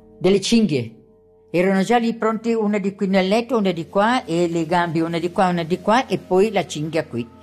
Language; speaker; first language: Italian; non-native, local second language; German